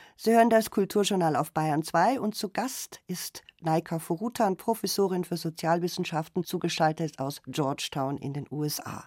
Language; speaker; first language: German; native; German